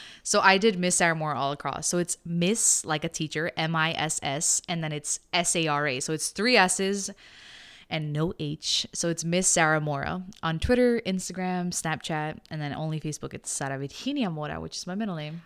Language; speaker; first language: English; early bilingual, other home language; Spanish